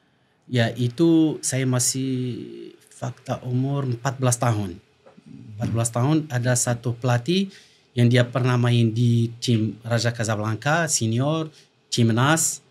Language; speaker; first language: Indonesian; non-native, fluent; Arabic